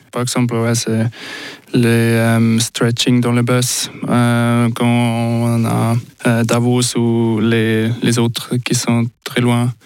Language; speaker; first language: French; non-native, local second language; Swiss German